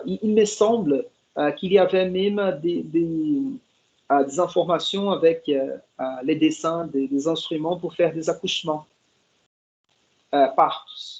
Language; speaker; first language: French; non-native, fluent; Portuguese